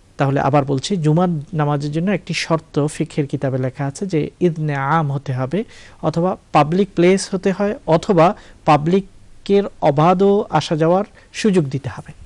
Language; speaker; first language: Bangla; native; Bangla